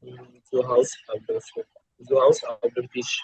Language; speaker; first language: German; non-native, learner; Bangla